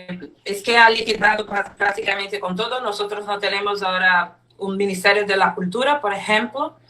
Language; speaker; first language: Spanish; non-native, fluent; Portuguese